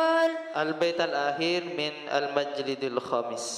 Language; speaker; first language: Arabic; non-native, fluent; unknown